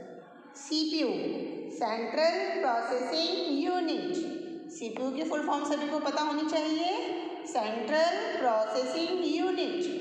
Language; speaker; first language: Hindi; native; Hindi